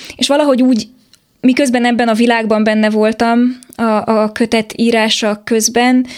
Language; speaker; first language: Hungarian; native; Hungarian